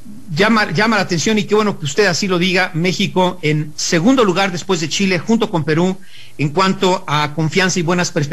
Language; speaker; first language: Spanish; native; Spanish